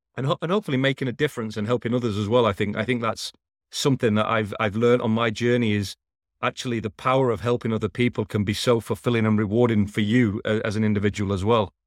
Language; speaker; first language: English; native; English